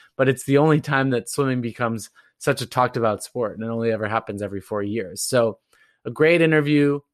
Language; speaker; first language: English; native; English